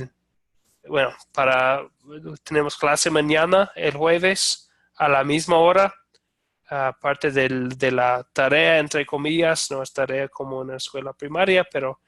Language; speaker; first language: Spanish; non-native, fluent; English